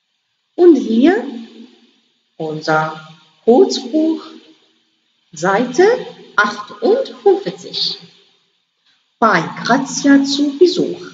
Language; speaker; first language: German; non-native, learner; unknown